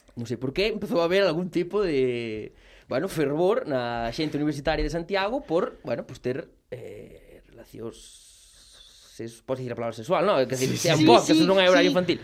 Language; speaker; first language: Galician; non-native, local second language; Spanish